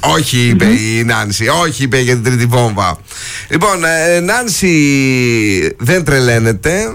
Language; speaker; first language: Greek; native; Greek